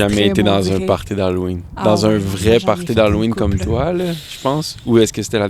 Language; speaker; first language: French; native; French